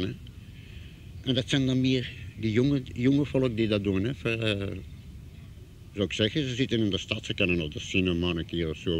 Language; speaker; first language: Dutch; non-native, local second language; Romany